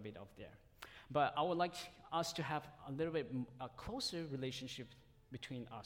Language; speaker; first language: English; non-native, fluent; Tedim Chin